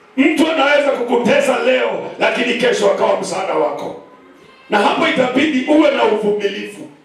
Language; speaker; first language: Swahili; non-native, local second language; Kamba